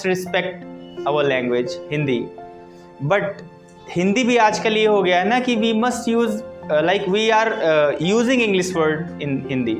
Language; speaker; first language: Hindi; native; Hindi